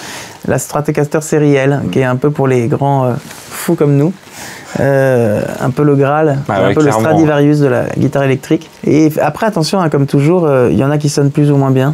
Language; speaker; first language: French; native; French